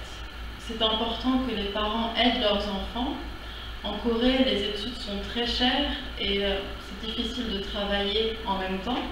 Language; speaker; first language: French; non-native, learner; Korean